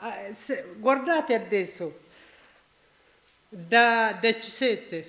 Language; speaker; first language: Italian; non-native, learner; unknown